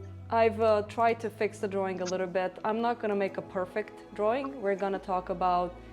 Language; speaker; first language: English; non-native, fluent; Romanian